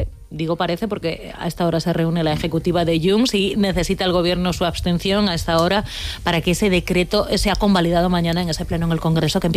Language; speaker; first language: Spanish; native; Spanish